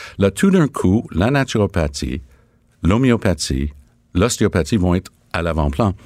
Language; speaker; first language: French; native; French